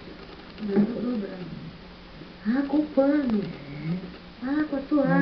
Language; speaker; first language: Portuguese; native; Portuguese